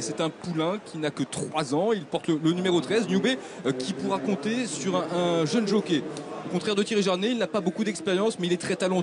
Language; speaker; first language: French; native; French